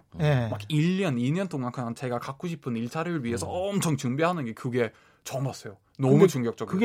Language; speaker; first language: Korean; non-native, fluent; Swedish